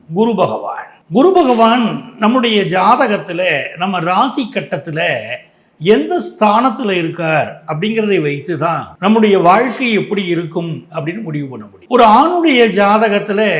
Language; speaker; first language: Tamil; native; Tamil